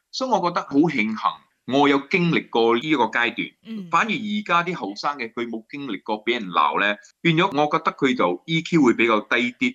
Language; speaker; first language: Cantonese; native; Cantonese